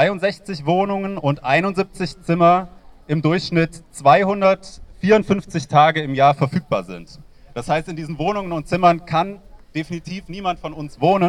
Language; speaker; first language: German; native; German